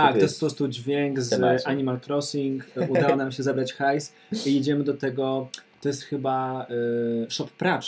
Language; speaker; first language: Polish; native; Polish